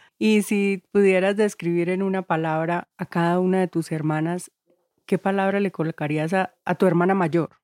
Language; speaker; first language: Spanish; native; Spanish